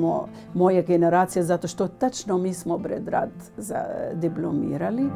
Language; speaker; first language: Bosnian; non-native, learner; Arabic